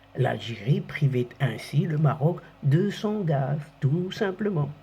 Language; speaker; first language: French; non-native, local second language; Arabic